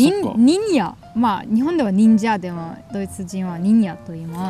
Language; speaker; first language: Japanese; non-native, learner; German